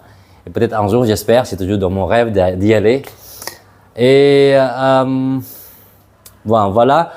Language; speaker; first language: French; non-native, fluent; Madurese